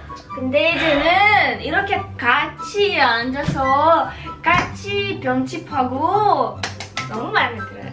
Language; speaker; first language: Korean; non-native, learner; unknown